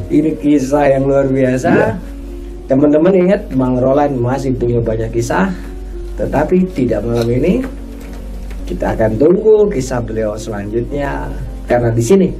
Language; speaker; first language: Indonesian; native; Indonesian